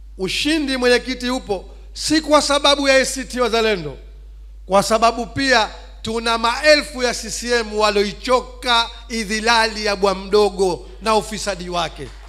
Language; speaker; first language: Swahili; native; Swahili